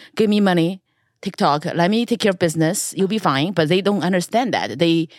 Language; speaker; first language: English; non-native, fluent; Chinese